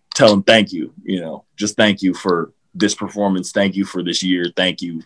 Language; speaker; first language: English; native; English